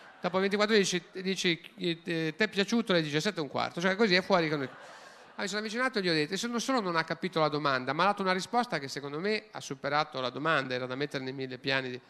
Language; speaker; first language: Italian; native; Italian